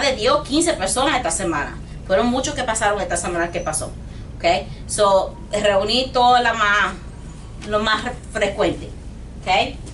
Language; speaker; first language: Spanish; non-native, learner; English